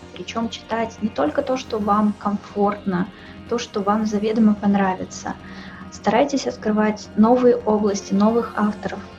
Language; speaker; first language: Russian; native; Russian